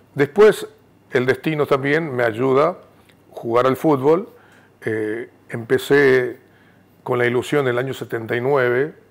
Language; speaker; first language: Spanish; native; Spanish